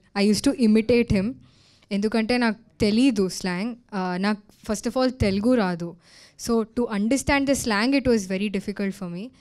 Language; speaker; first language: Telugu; non-native, learner; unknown